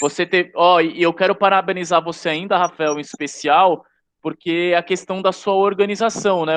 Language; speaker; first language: Portuguese; native; Portuguese